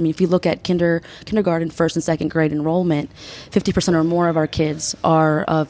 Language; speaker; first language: English; early bilingual, other home language; Spanish